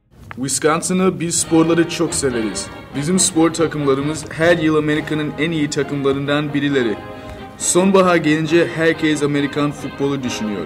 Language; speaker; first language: Turkish; early bilingual, heritage; Turkish